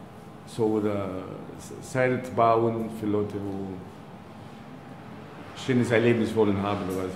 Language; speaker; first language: German; non-native, learner; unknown